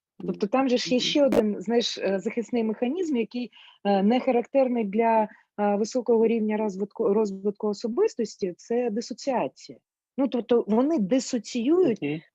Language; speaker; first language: Ukrainian; non-native, local second language; Russian